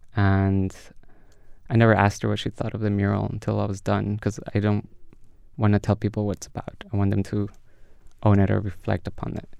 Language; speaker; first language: English; early bilingual, other home language; Spanish